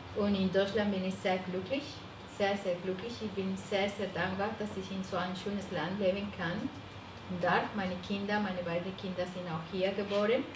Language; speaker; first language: German; non-native, fluent; Spanish